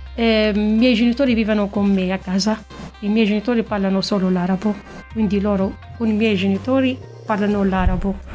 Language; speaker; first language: Italian; non-native, fluent; Arabic